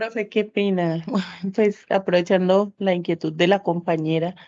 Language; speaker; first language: Spanish; native; Spanish